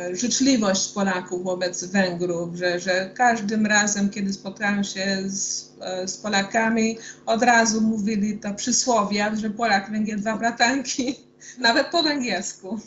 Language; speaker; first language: Polish; non-native, fluent; Hungarian